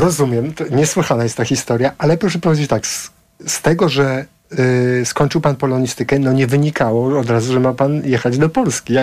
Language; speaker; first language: Polish; native; Polish